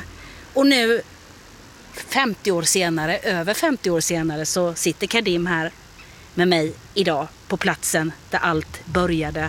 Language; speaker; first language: Swedish; native; Swedish